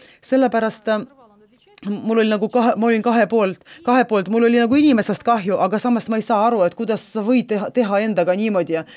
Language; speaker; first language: Estonian; non-native, local second language; Russian